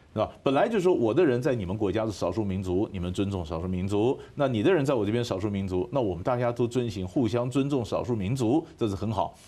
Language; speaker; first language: Chinese; native; Chinese